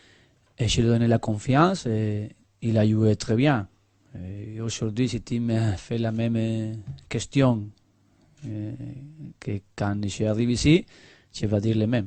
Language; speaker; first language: French; non-native, learner; Spanish